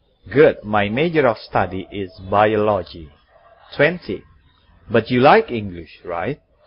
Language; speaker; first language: English; non-native, fluent; Indonesian